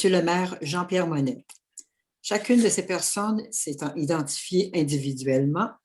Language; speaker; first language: French; native; French